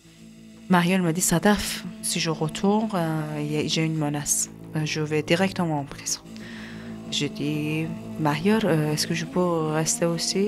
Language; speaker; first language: French; non-native, learner; Persian